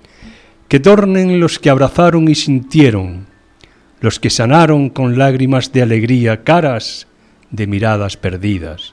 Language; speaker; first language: Spanish; native; Spanish